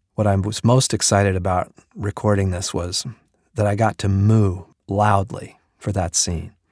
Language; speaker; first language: English; native; English